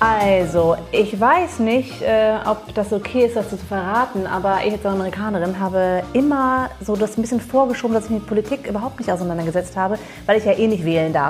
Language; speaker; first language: German; early bilingual, other home language; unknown